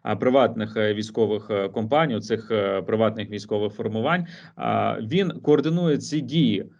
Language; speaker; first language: Ukrainian; native; Ukrainian